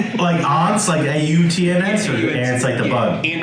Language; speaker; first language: English; native; English